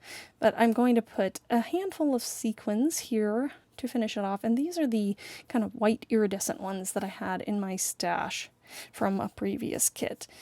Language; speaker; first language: English; native; English